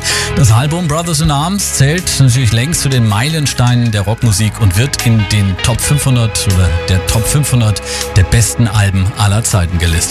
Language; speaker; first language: German; native; German